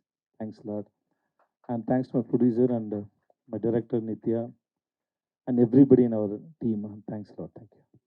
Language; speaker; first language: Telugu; non-native, learner; Tamil